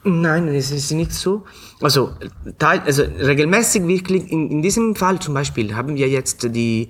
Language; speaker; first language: German; non-native, fluent; Italian